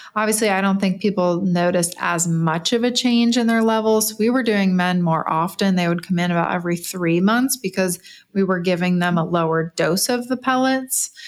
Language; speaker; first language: English; native; English